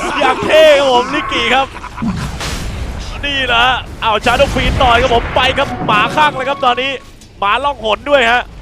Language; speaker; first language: Thai; native; Thai